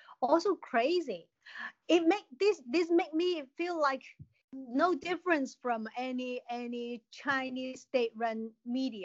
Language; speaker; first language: English; non-native, local second language; Cantonese